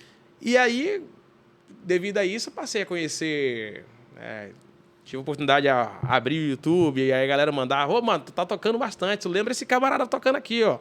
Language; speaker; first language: Portuguese; native; Portuguese